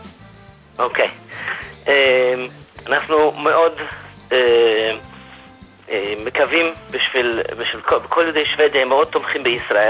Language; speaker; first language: Hebrew; non-native, fluent; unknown